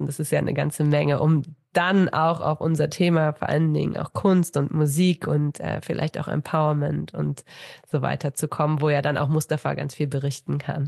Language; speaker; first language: German; native; German